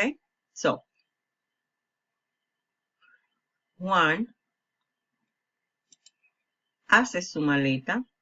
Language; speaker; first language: Spanish; non-native, fluent; English